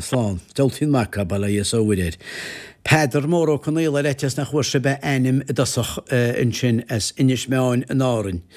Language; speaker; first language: Irish; native; Irish